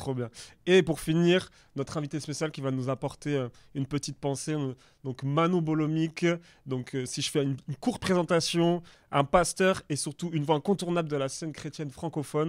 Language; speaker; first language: French; native; French